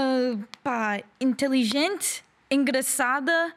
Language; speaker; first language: Portuguese; non-native, learner; English